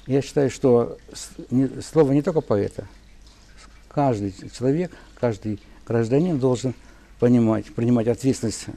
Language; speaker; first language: Russian; non-native, local second language; Ukrainian